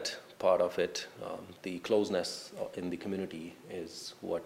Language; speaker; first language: English; non-native, local second language; Punjabi